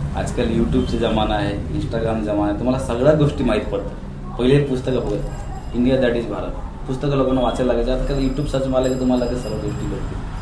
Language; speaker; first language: Marathi; non-native, local second language; Hindi